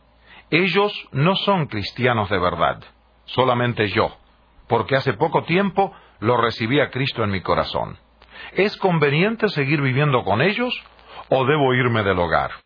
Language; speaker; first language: Spanish; native; Spanish